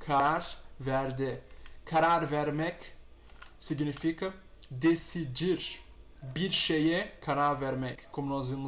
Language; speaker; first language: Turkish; non-native, fluent; Portuguese